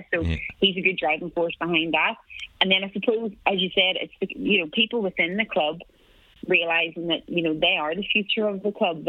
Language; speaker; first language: English; native; English